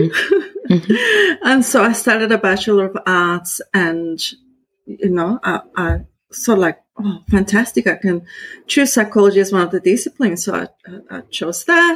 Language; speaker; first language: English; non-native, fluent; Spanish